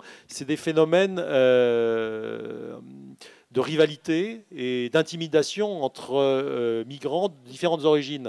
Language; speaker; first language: French; native; French